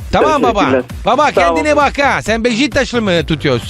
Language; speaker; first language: Turkish; non-native, learner; Italian